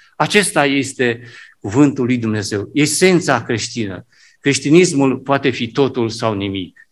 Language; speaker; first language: Romanian; native; Romanian